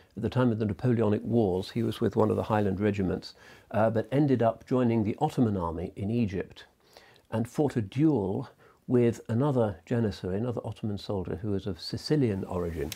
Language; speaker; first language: English; native; English